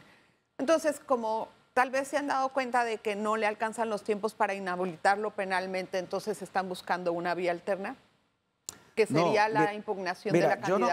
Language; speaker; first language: Spanish; native; Spanish